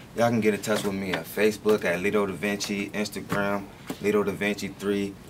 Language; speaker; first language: English; native; English